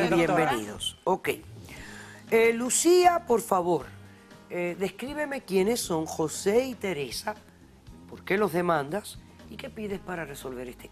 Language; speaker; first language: Spanish; native; Spanish